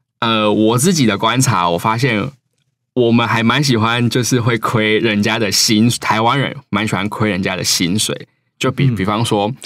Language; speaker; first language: Chinese; native; Chinese